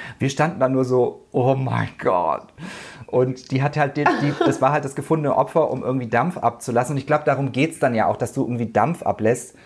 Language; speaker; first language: German; native; German